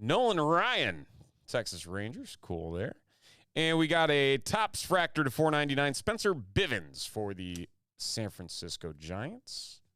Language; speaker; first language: English; native; English